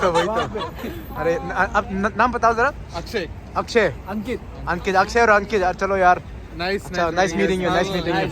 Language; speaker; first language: Hindi; non-native, local second language; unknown